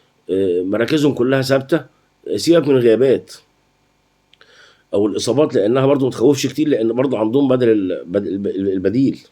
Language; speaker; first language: Arabic; native; Arabic